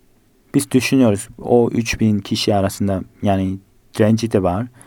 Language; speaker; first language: Turkish; non-native, fluent; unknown